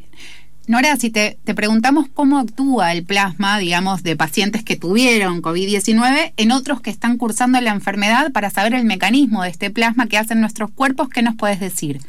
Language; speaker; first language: Spanish; native; Spanish